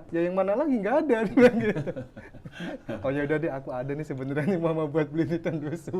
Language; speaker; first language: Indonesian; native; Indonesian